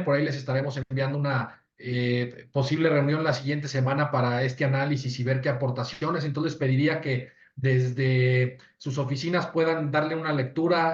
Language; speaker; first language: Spanish; native; Spanish